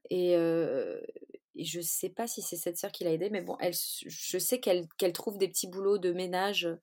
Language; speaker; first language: French; early bilingual, other home language; Portuguese